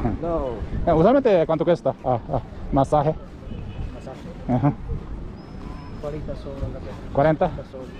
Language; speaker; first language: Spanish; non-native, learner; Korean